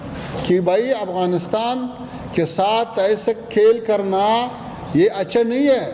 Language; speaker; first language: Hindi; non-native, fluent; Pashto